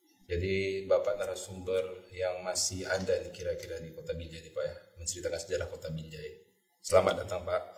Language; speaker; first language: Indonesian; native; Indonesian